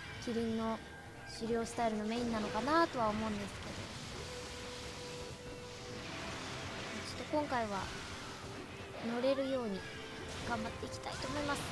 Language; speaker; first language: Japanese; native; Japanese